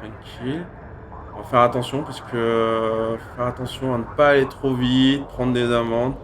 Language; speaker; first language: French; native; French